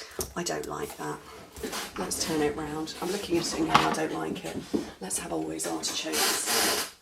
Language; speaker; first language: English; native; English